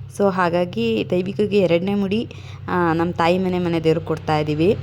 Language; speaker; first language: Kannada; native; Kannada